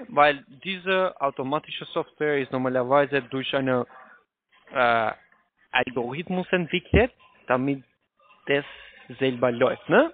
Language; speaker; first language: German; non-native, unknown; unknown